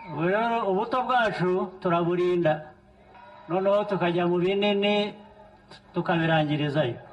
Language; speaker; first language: Kinyarwanda; early bilingual, heritage; Kinyarwanda